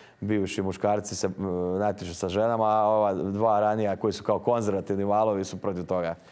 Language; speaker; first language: Croatian; native; Croatian